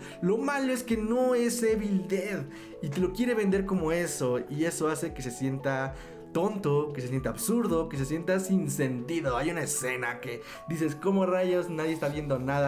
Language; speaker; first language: Spanish; native; Spanish